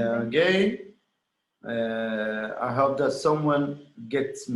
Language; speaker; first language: English; non-native, learner; Spanish